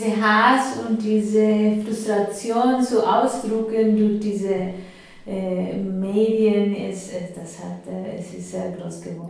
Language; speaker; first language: German; non-native, fluent; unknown